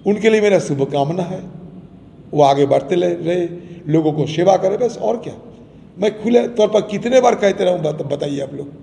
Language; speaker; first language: Hindi; non-native, local second language; Bangla